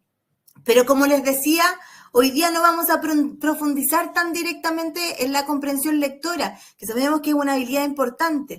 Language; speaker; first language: Spanish; native; Spanish